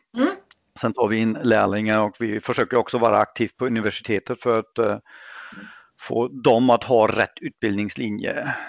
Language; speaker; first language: Swedish; non-native, fluent; German